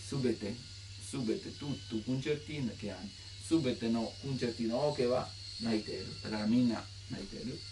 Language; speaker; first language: Japanese; non-native, learner; Italian